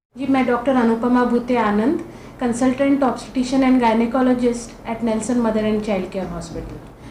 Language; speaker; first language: Hindi; non-native, local second language; Marathi